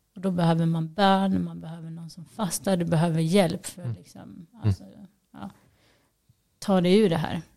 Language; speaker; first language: Swedish; early bilingual, other home language; Portuguese